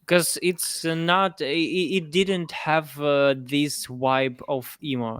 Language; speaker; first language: English; non-native, fluent; Russian